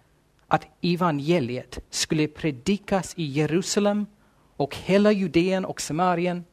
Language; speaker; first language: Swedish; non-native, fluent; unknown